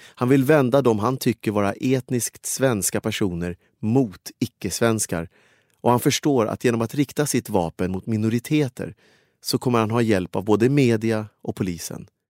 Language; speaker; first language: Swedish; native; Swedish